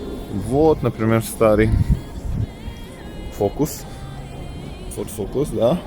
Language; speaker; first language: Russian; non-native, fluent; Serbian